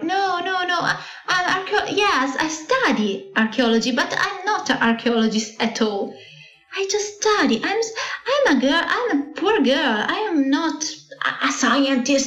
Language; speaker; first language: English; non-native, learner; Italian